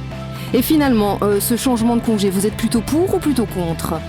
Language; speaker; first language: French; native; French